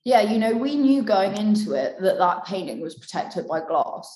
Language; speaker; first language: English; native; English